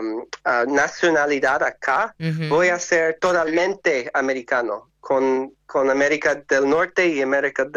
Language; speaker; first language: Spanish; non-native, fluent; English